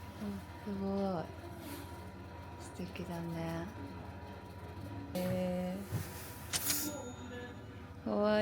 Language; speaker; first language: Japanese; native; Japanese